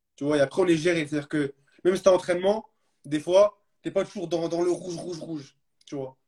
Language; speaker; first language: French; early bilingual, other home language; Arabic